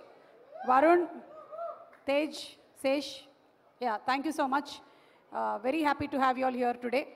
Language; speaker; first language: Telugu; native; Telugu